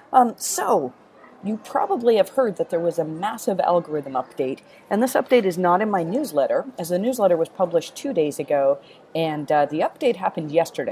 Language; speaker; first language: English; native; English